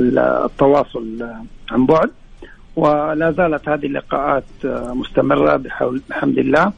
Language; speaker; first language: Arabic; native; Arabic